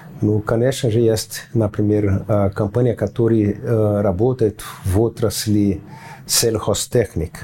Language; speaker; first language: Russian; non-native, fluent; Portuguese